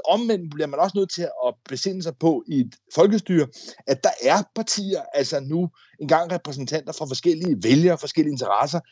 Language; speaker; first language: Danish; native; Danish